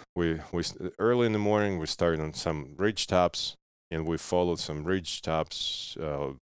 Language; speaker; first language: English; non-native, fluent; Russian